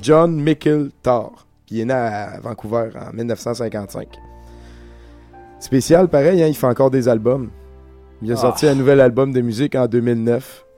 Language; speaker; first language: French; native; French